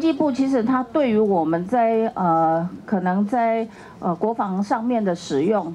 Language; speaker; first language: Chinese; native; Chinese